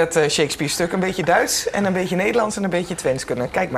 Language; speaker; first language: Dutch; native; Dutch